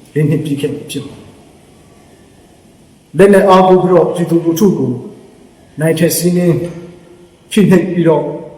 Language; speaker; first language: Burmese; non-native, local second language; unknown